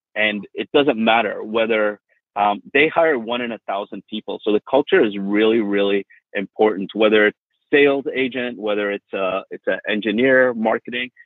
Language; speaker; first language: English; native; English